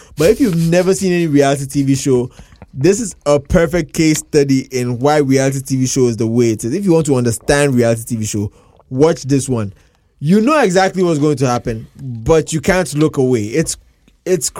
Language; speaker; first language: English; non-native, local second language; Akan